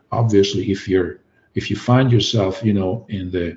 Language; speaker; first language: English; non-native, fluent; Hungarian